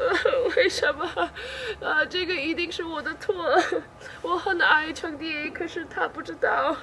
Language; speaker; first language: Chinese; non-native, learner; English